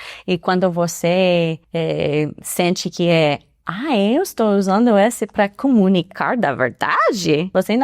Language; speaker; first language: Portuguese; non-native, fluent; English